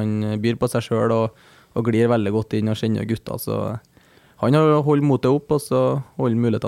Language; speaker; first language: Norwegian; native; Norwegian